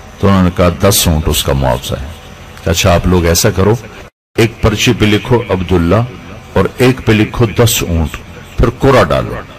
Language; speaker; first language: Urdu; non-native, local second language; Punjabi